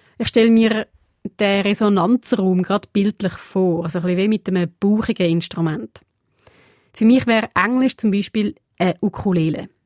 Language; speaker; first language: German; early bilingual, other home language; Portuguese